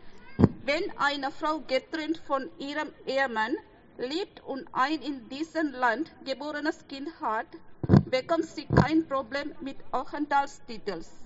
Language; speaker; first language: German; non-native, fluent; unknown